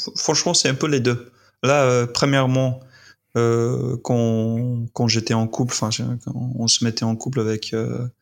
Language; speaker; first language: French; non-native, fluent; English